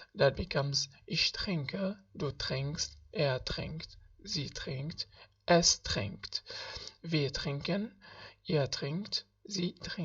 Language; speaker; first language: German; non-native, learner; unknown